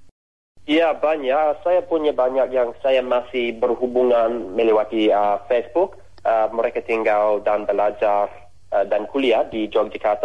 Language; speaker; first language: Indonesian; non-native, fluent; English